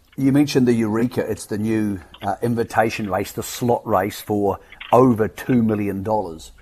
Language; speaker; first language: English; native; English